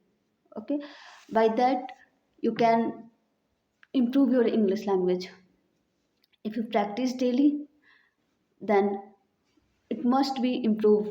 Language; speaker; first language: English; non-native, learner; Hindi